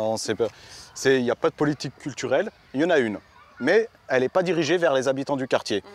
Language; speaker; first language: French; native; French